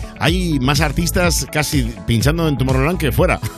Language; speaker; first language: Spanish; native; Spanish